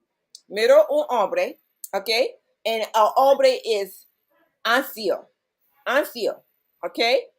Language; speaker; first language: Spanish; non-native, learner; English